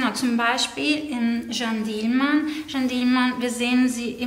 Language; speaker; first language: German; non-native, fluent; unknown